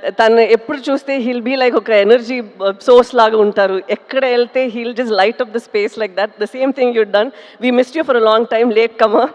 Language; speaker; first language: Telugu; non-native, fluent; Tamil